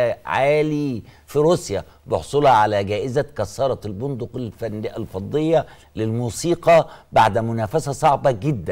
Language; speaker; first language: Arabic; native; Arabic